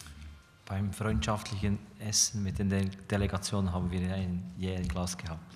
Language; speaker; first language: German; native; German